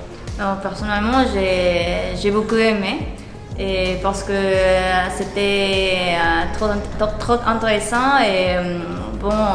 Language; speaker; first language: French; non-native, fluent; Spanish